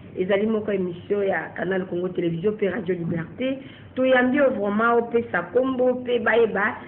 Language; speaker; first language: Lingala; native; Lingala